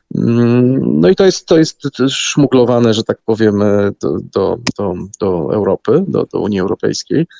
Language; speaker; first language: Polish; native; Polish